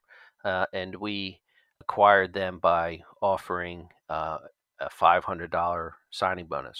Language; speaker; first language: English; native; English